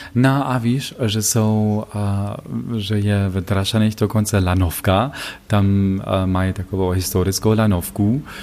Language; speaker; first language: Czech; non-native, learner; German